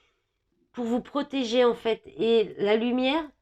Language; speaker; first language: French; native; French